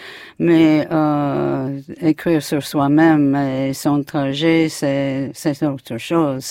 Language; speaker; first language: French; non-native, fluent; English